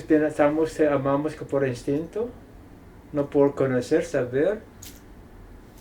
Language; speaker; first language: Spanish; non-native, fluent; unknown